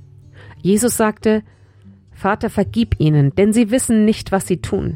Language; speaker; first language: German; native; German